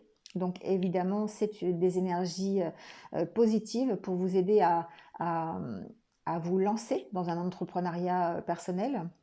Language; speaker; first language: French; native; French